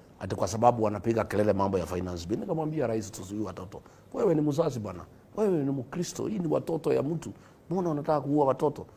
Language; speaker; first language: Swahili; non-native, local second language; Kikuyu